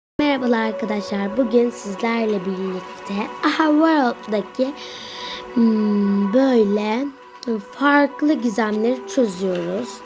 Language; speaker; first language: Turkish; native; Turkish